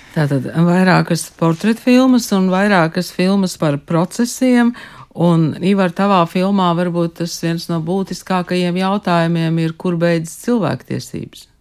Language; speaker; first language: Latvian; native; Latvian